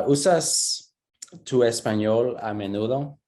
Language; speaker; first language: Spanish; non-native, fluent; English